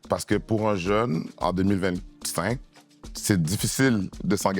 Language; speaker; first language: French; native; French